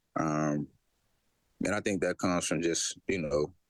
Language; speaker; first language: English; native; English